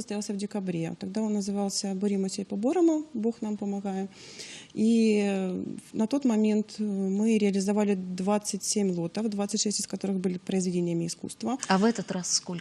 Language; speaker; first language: Russian; native; Russian